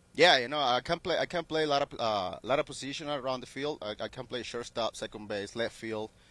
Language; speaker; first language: English; non-native, learner; Spanish